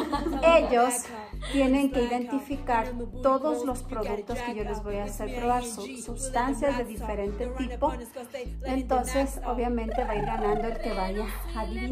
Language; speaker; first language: Spanish; native; Spanish